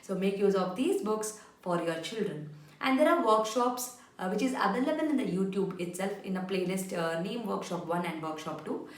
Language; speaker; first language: English; non-native, local second language; Kannada